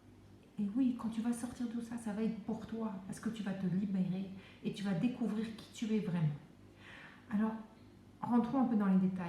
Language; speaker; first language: French; native; French